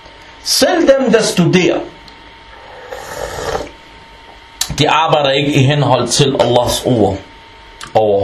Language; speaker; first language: Danish; non-native, fluent; Arabic